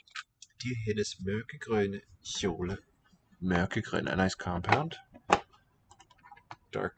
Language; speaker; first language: Danish; non-native, learner; English